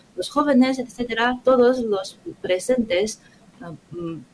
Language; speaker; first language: Spanish; non-native, fluent; Chinese